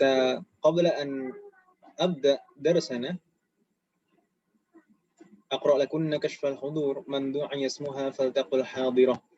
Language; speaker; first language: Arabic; non-native, fluent; Indonesian